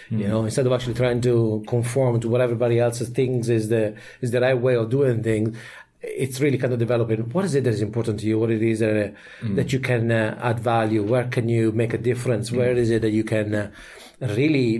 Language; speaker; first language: English; non-native, fluent; Italian